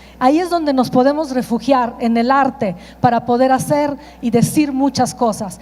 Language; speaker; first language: Spanish; non-native, fluent; Italian